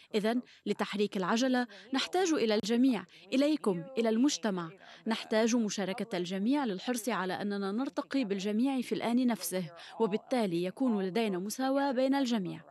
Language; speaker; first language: Arabic; early bilingual, other home language; Persian